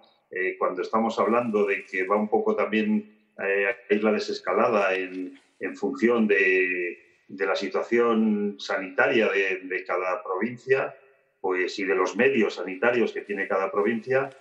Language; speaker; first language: Spanish; native; Spanish